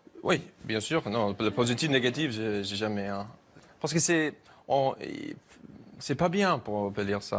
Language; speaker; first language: French; non-native, fluent; English